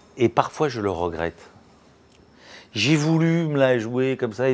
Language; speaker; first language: French; native; French